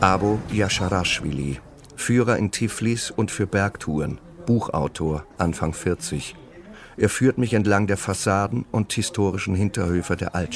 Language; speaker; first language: German; native; German